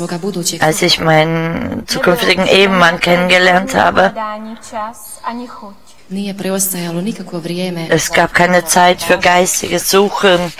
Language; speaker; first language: German; non-native, fluent; Czech